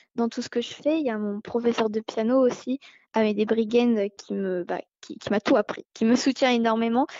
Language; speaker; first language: French; native; French